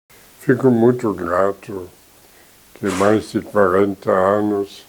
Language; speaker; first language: Portuguese; non-native, fluent; German